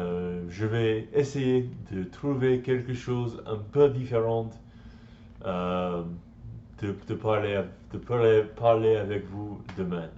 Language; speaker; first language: French; non-native, learner; English